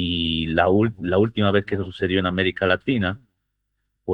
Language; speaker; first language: Spanish; native; Spanish